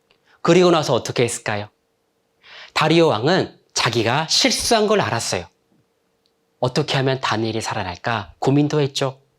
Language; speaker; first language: Korean; native; Korean